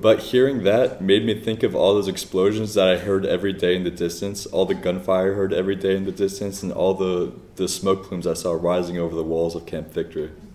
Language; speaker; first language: English; native; English